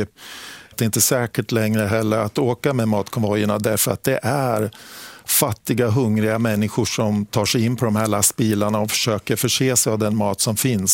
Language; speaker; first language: Swedish; native; Swedish